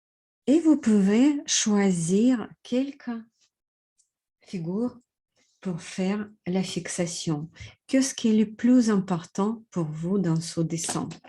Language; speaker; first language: French; non-native, fluent; Russian